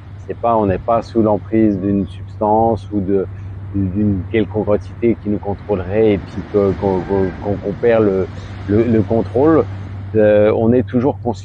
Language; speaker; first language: French; native; French